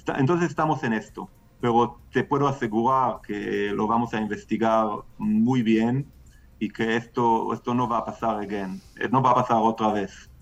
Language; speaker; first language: Spanish; non-native, fluent; Hebrew